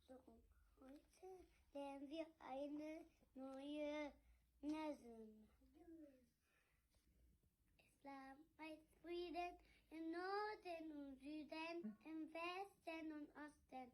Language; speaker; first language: German; early bilingual, other home language; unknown